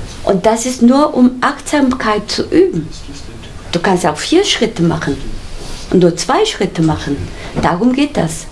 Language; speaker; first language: German; non-native, fluent; Korean